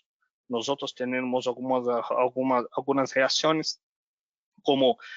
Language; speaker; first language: Spanish; non-native, learner; Portuguese